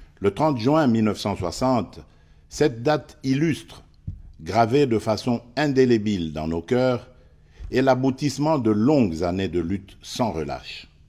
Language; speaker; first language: French; non-native, local second language; Luba-Lulua